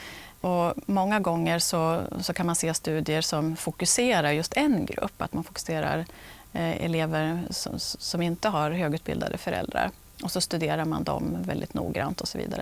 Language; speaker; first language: Swedish; native; Swedish